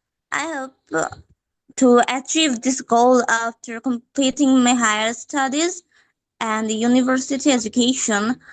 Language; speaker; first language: English; non-native, fluent; Bangla